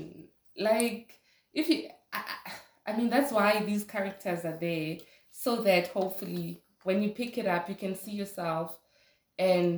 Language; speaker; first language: English; non-native, local second language; Zulu